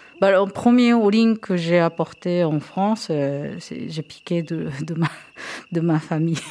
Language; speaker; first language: French; non-native, fluent; Japanese